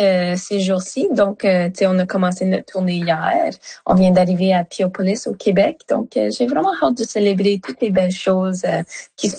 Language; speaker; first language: French; native; French